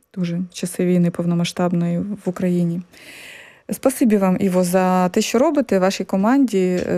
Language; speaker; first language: Ukrainian; native; Ukrainian